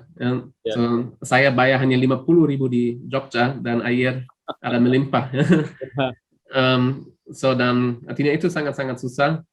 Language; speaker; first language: Indonesian; non-native, fluent; German